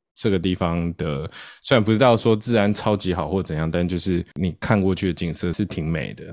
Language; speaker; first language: Chinese; native; Chinese